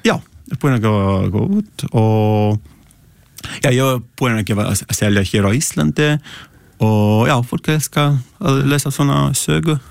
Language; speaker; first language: Icelandic; non-native, learner; Italian